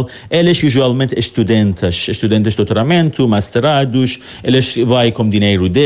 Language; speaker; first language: Portuguese; non-native, learner; Persian